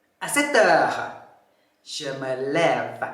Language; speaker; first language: French; non-native, fluent; Thai